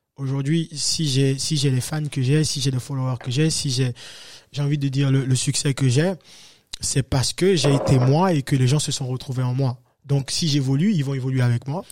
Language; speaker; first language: French; native; French